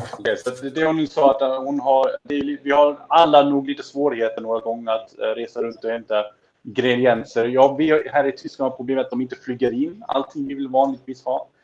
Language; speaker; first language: Swedish; non-native, fluent; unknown